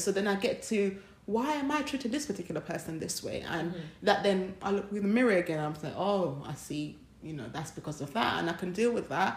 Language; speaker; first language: English; non-native, local second language; Ganda